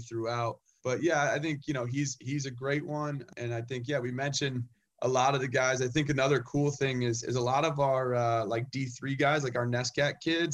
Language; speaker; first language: English; native; English